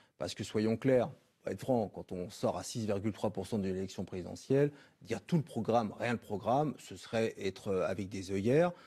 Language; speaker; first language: French; native; French